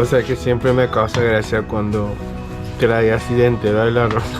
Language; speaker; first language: Spanish; non-native, fluent; Korean